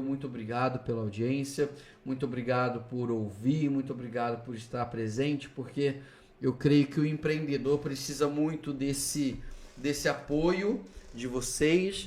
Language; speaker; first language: Portuguese; native; Portuguese